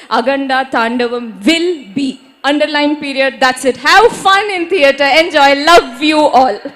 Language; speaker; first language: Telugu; non-native, learner; Malayalam